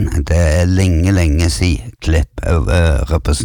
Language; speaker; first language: Norwegian; native; Norwegian